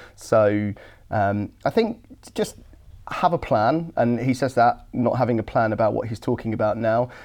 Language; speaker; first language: English; native; English